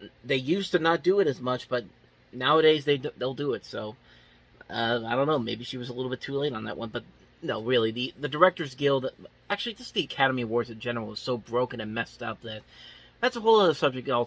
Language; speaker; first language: English; native; English